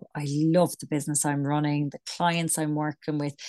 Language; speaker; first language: English; native; English